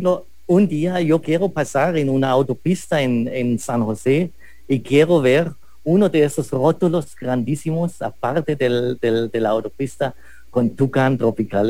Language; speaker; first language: Spanish; non-native, fluent; German